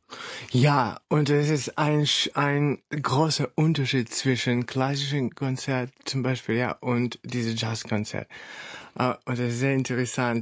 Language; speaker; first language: German; non-native, fluent; Russian